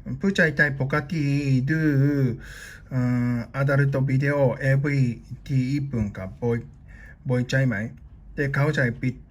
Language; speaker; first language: Thai; non-native, learner; Japanese